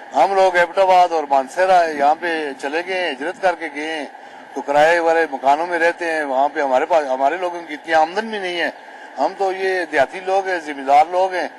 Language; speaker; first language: Urdu; non-native, local second language; Northern Hindko